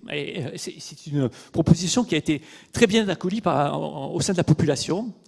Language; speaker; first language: French; native; French